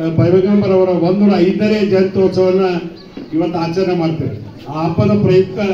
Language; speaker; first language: Kannada; native; Kannada